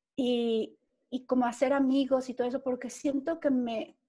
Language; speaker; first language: Spanish; native; Spanish